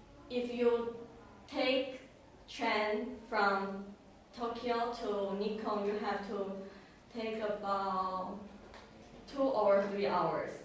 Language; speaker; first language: English; non-native, learner; Chinese